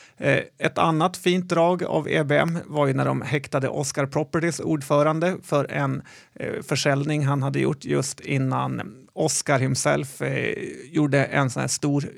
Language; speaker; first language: Swedish; native; Swedish